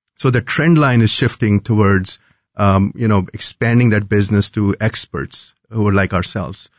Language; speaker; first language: English; non-native, local second language; Hindi